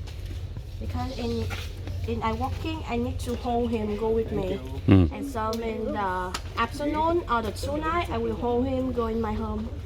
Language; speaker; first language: English; non-native, learner; Vietnamese